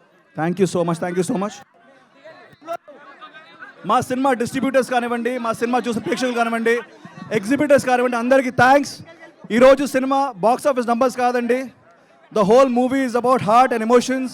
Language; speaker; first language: Telugu; native; Telugu